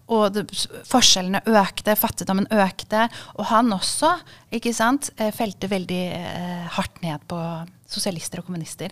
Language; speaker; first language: Norwegian; early bilingual, other home language; Kurdish